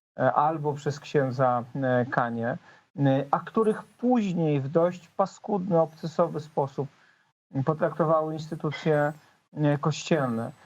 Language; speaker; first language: Polish; native; Polish